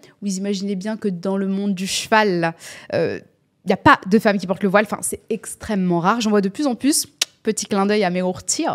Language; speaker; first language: French; native; French